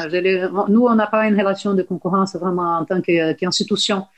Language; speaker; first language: French; non-native, fluent; Portuguese